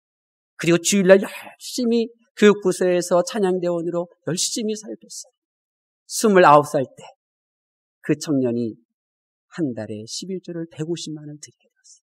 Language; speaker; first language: Korean; native; Korean